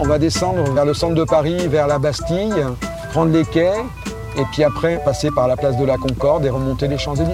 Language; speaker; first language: French; native; French